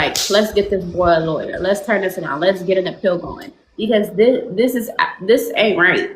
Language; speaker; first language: English; native; English